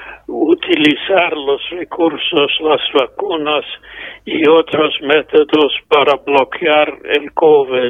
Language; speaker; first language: Spanish; non-native, fluent; English